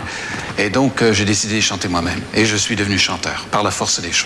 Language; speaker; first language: French; native; French